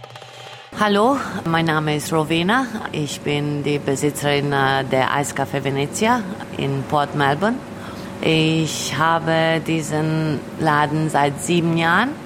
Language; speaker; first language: German; early bilingual, other home language; Albanian